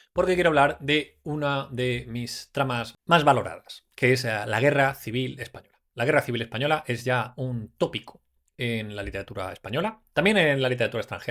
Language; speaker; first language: Spanish; native; Spanish